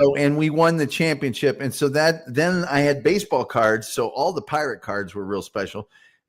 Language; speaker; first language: English; native; English